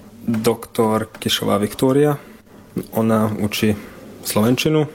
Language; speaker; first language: Slovak; non-native, local second language; Hungarian